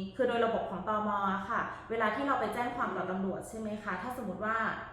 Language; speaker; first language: Thai; native; Thai